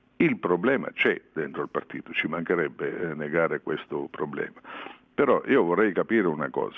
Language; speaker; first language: Italian; native; Italian